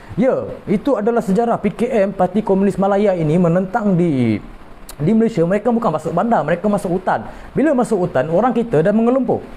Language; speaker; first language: Malay; non-native, local second language; Tamil